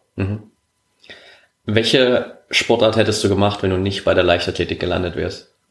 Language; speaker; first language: German; native; German